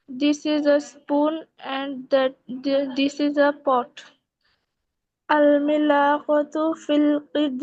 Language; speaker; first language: English; non-native, learner; Bangla